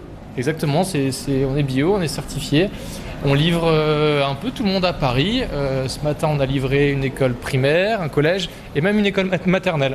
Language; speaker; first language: French; native; French